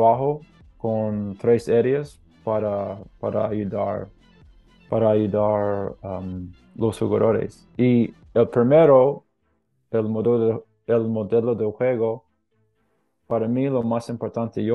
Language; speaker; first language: Spanish; non-native, learner; English